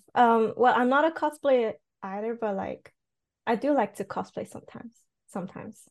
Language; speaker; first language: English; non-native, fluent; Cantonese